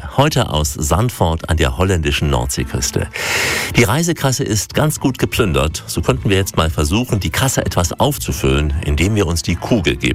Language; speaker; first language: German; native; German